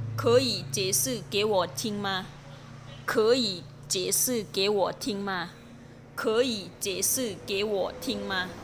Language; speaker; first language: Chinese; non-native, fluent; Thai